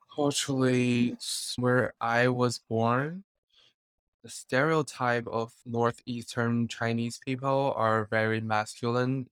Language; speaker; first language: English; non-native, fluent; Chinese